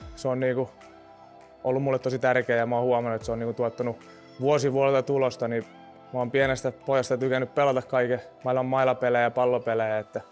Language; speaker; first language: Finnish; early bilingual, other home language; Russian